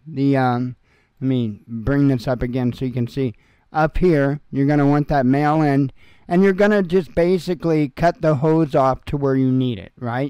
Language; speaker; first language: English; native; English